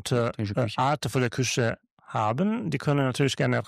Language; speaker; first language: German; non-native, learner; Italian